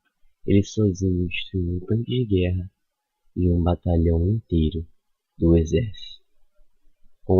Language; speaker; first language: Portuguese; native; Portuguese